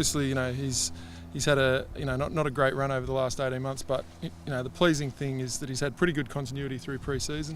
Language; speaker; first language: English; native; English